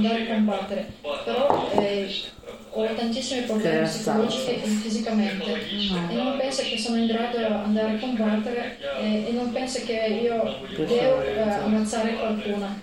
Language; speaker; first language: Italian; non-native, learner; Ukrainian